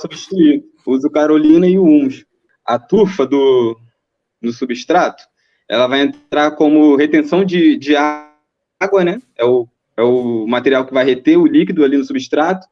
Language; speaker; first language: Portuguese; native; Portuguese